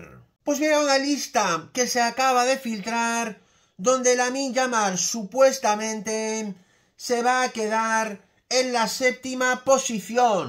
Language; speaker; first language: Spanish; native; Spanish